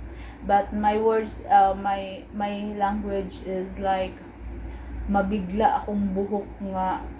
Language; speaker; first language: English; non-native, learner; Cebuano